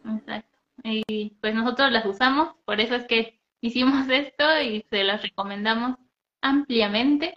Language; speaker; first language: Spanish; native; Spanish